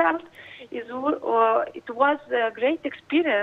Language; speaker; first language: English; non-native, learner; Russian